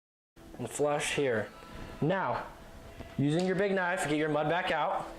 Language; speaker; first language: English; native; English